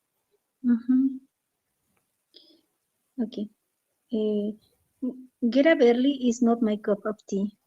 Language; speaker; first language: English; non-native, learner; Spanish